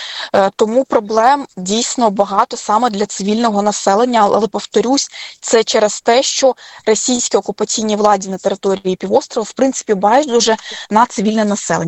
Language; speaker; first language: Ukrainian; native; Ukrainian